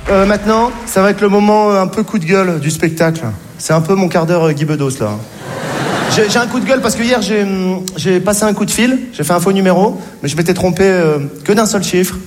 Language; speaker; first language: French; native; French